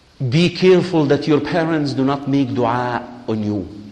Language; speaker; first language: English; non-native, fluent; Arabic